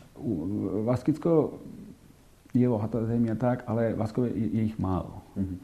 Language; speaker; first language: Czech; non-native, fluent; Catalan